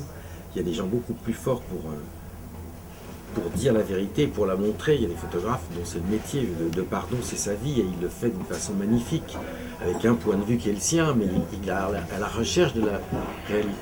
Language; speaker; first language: French; native; French